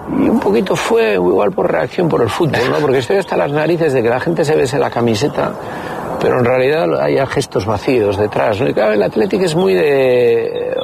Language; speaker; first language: Spanish; native; Spanish